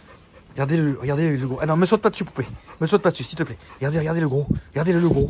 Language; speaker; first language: French; native; French